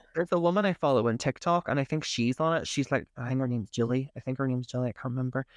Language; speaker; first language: English; native; English